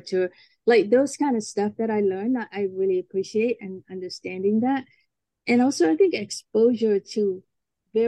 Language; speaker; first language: English; non-native, local second language; Malay